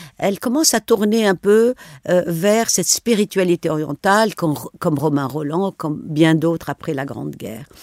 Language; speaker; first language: French; non-native, local second language; Arabic